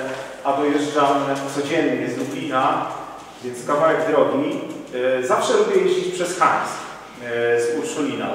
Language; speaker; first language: Polish; native; Polish